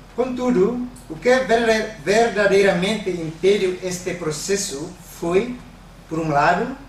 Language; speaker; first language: Portuguese; non-native, fluent; Tetum